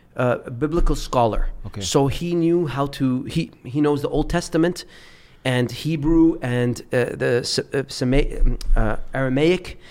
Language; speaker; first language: English; early bilingual, other home language; Arabic